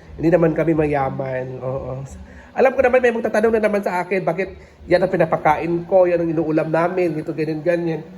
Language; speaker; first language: Filipino; non-native, local second language; Cebuano